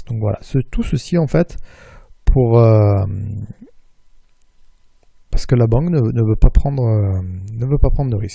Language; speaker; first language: French; native; French